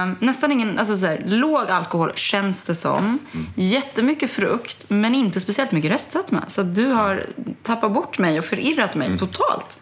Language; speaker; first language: Swedish; early bilingual, other home language; German